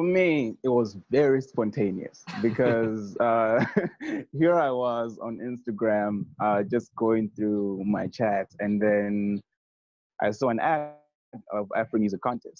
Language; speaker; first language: English; non-native, local second language; Nyanja